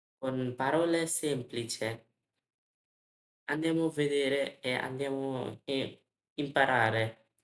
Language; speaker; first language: Italian; non-native, learner; Bangla